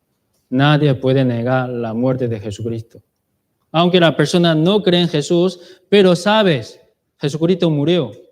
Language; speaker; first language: Spanish; non-native, learner; Chinese